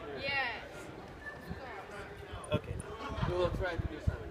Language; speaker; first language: English; non-native, learner; Latvian